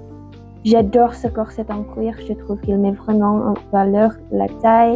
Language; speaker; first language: French; non-native, learner; Indonesian